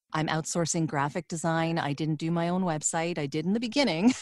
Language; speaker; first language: English; native; English